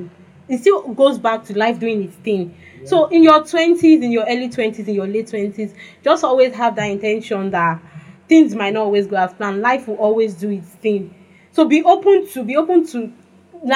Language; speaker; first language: English; non-native, local second language; Yoruba